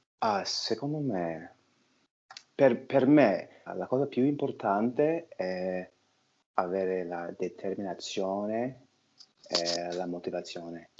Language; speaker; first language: Italian; non-native, fluent; English